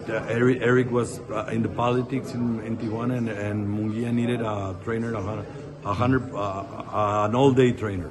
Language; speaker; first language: English; non-native, fluent; Spanish